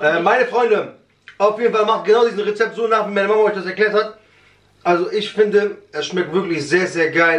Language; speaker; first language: German; early bilingual, other home language; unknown